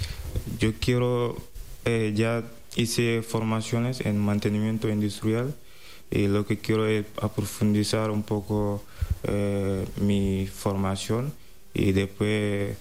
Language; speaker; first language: Spanish; non-native, fluent; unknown